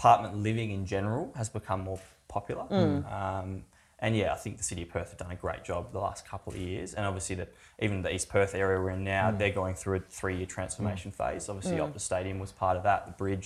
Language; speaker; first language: English; native; English